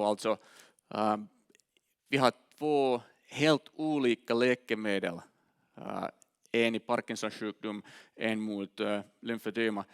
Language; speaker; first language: Swedish; non-native, learner; Finnish